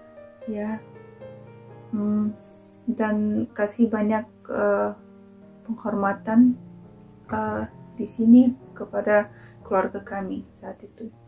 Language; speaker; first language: Indonesian; non-native, fluent; Russian